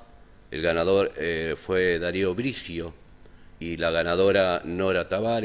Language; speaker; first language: Spanish; native; Spanish